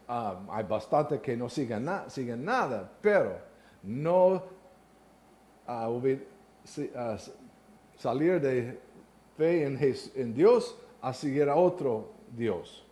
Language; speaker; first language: Spanish; non-native, learner; English